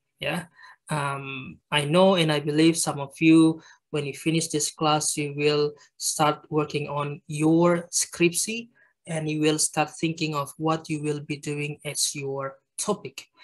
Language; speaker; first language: English; non-native, fluent; Indonesian